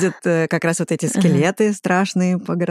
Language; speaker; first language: Russian; native; Russian